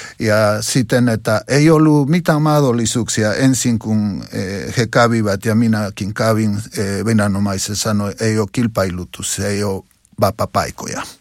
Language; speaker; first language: Finnish; non-native, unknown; Spanish